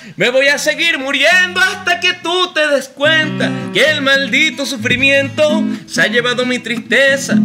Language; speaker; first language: Spanish; native; Spanish